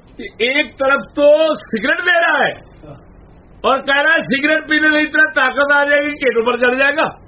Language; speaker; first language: Urdu; non-native, local second language; Punjabi